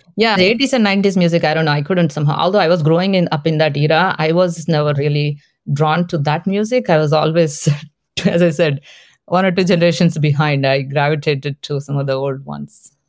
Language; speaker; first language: English; non-native, local second language; Telugu